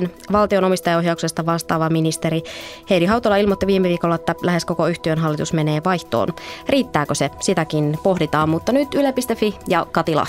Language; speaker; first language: Finnish; native; Finnish